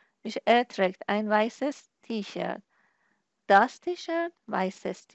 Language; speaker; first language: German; non-native, fluent; Persian